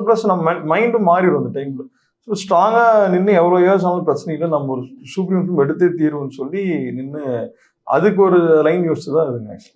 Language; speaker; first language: Tamil; native; Tamil